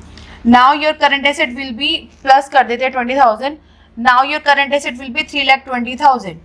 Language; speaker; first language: Hindi; native; Hindi